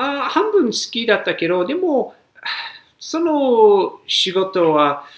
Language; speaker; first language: Japanese; non-native, fluent; English